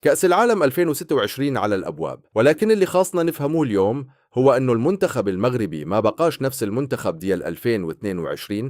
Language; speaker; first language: Arabic; native; Arabic